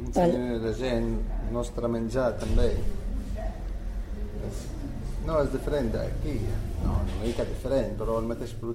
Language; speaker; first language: Catalan; non-native, learner; Arabic